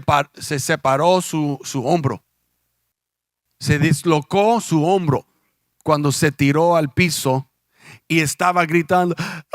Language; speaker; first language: Spanish; early bilingual, heritage; Spanish